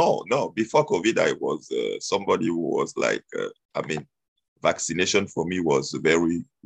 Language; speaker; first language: English; non-native, local second language; French